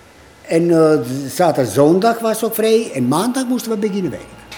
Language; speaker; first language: Dutch; non-native, learner; Italian